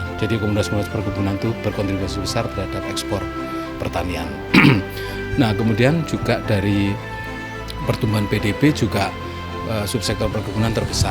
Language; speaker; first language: Indonesian; native; Indonesian